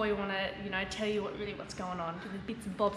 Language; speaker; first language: English; native; English